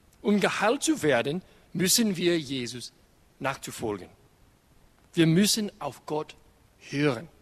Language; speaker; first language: German; non-native, learner; English